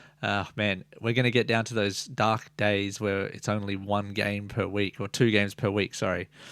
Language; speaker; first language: English; native; English